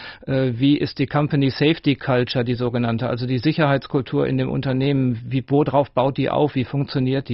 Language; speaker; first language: German; native; German